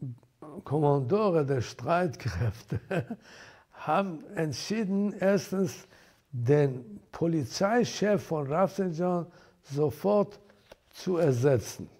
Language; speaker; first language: German; non-native, fluent; Persian